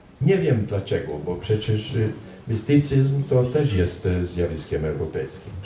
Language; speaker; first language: Polish; non-native, fluent; Hungarian